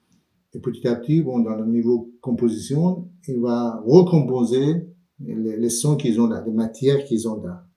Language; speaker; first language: French; non-native, fluent; Persian